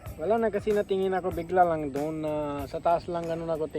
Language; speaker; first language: Filipino; non-native, learner; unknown